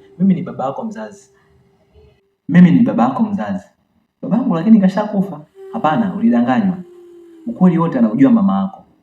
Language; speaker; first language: Swahili; native; Swahili